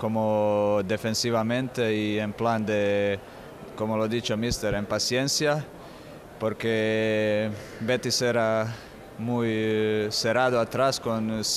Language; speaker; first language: Spanish; non-native, fluent; Croatian